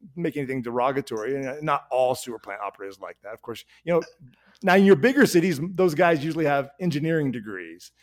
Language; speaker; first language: English; native; English